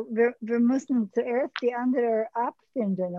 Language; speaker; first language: German; early bilingual, heritage; English